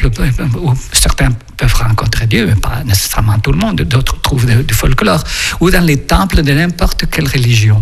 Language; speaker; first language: French; non-native, fluent; Spanish